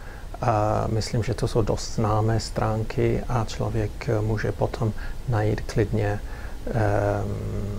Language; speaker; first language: Czech; non-native, fluent; English